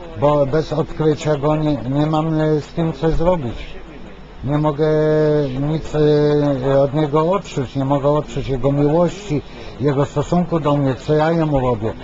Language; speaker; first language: Polish; non-native, fluent; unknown